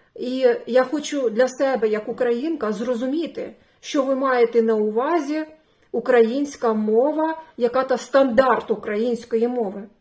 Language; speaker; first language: Ukrainian; non-native, local second language; Russian